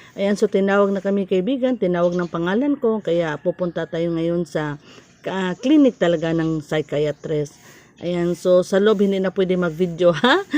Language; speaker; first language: Filipino; non-native, local second language; Cebuano